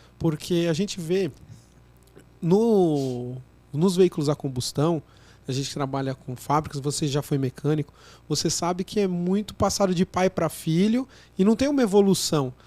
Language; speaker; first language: Portuguese; native; Portuguese